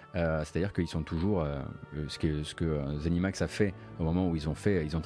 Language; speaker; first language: French; native; French